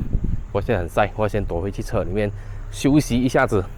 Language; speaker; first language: Chinese; native; Chinese